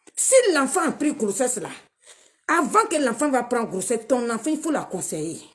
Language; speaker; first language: French; non-native, local second language; Dyula